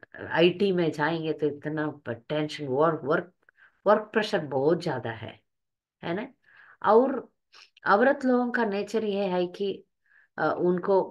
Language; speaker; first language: Hindi; non-native, local second language; Tamil